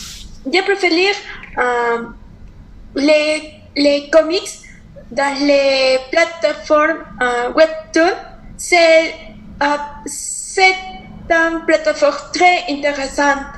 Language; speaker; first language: French; non-native, learner; Spanish